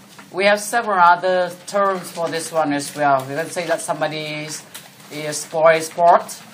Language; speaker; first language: English; non-native, fluent; Vietnamese